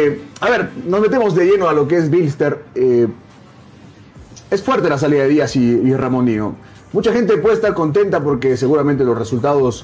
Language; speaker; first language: Spanish; native; Spanish